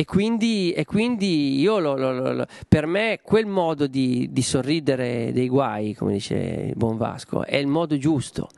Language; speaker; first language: Italian; native; Italian